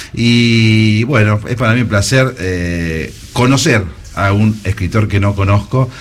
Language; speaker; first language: Spanish; native; Spanish